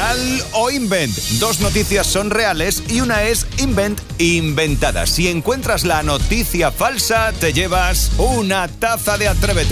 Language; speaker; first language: Spanish; native; Spanish